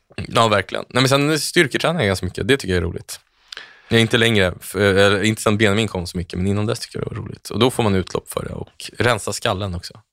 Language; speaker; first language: Swedish; native; Swedish